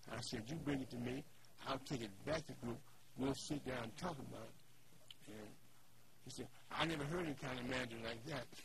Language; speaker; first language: English; native; English